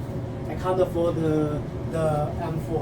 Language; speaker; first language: English; non-native, learner; Chinese